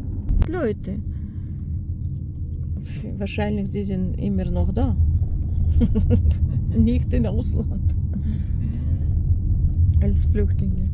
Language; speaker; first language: German; non-native, learner; Russian